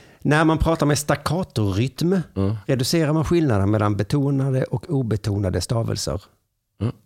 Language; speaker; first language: Swedish; native; Swedish